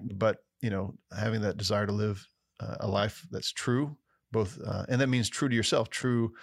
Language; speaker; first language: English; native; English